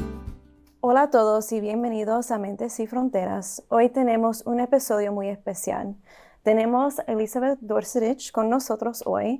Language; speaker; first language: Spanish; early bilingual, heritage; Spanish